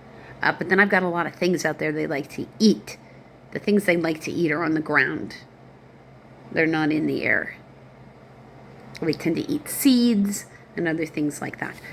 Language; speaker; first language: English; native; English